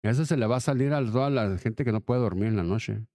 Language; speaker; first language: Spanish; early bilingual, heritage; Spanish